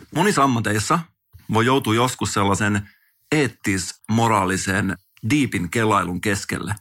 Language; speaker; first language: Finnish; native; Finnish